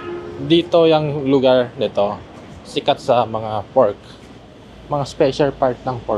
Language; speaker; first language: Filipino; non-native, learner; Korean